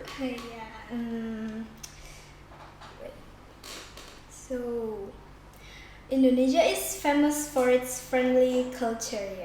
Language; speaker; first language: English; non-native, learner; Indonesian